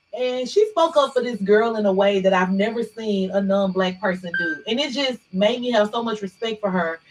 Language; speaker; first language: English; native; English